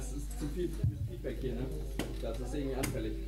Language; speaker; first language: German; native; German